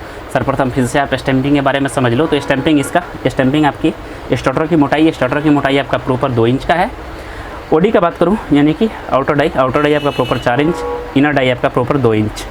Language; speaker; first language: Hindi; native; Hindi